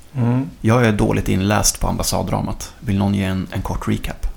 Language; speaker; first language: Swedish; native; Swedish